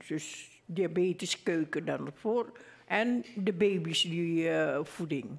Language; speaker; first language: Dutch; early bilingual, other home language; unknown